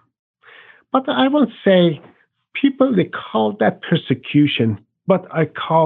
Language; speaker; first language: English; non-native, fluent; Persian